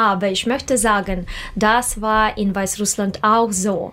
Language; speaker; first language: German; non-native, learner; Russian